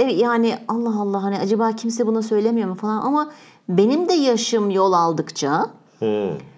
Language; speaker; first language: Turkish; native; Turkish